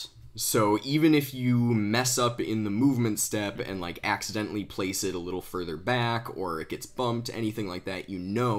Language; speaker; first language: English; native; English